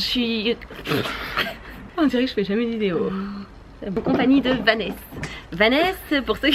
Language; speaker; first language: French; native; French